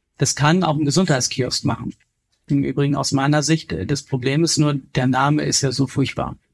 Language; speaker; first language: German; native; German